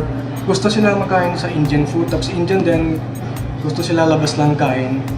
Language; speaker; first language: Filipino; non-native, learner; Punjabi